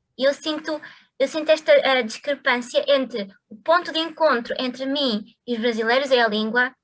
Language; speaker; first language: Portuguese; native; Portuguese